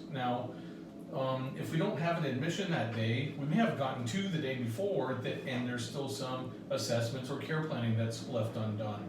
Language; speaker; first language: English; native; English